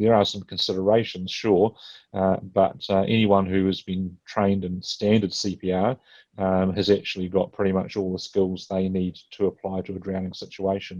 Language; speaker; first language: English; native; English